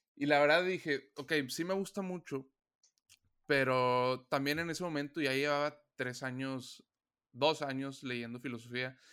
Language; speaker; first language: Spanish; native; Spanish